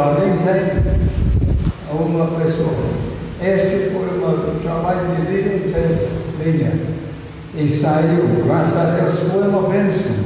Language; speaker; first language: Portuguese; non-native, fluent; English